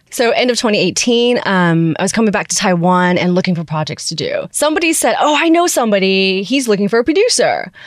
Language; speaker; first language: English; early bilingual, other home language; Chinese